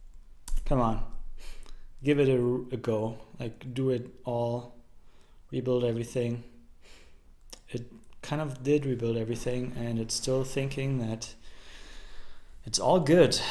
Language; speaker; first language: English; non-native, fluent; German